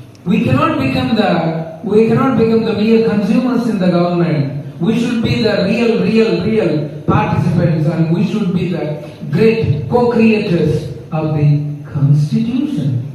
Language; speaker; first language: English; non-native, local second language; Telugu